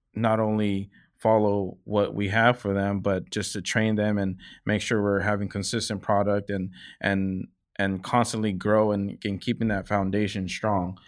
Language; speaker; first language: English; native; English